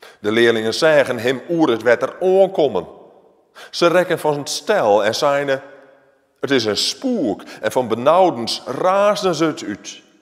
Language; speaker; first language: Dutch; non-native, local second language; Western Frisian